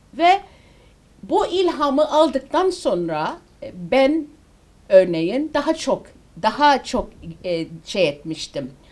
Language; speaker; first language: Turkish; early bilingual, heritage; Turkish